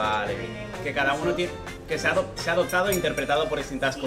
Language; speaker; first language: Spanish; native; Spanish